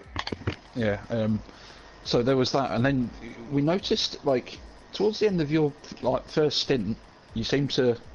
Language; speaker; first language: English; native; English